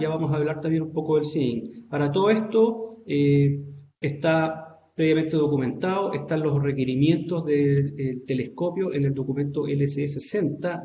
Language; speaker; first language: Spanish; native; Spanish